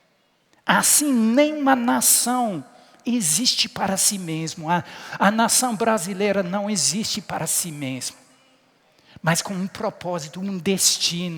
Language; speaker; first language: Portuguese; non-native, fluent; English